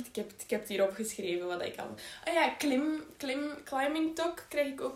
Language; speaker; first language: Dutch; native; Dutch